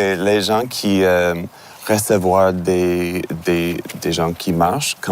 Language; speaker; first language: French; non-native, learner; English